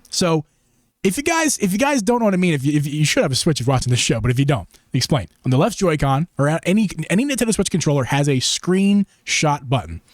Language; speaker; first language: English; native; English